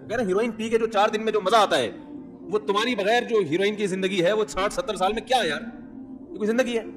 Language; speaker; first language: Urdu; native; Urdu